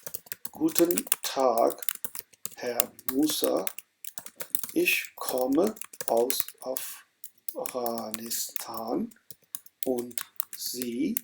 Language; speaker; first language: German; non-native, fluent; Urdu